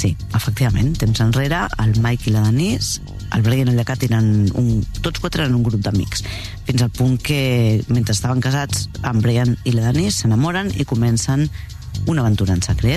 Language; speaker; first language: Catalan; native; Catalan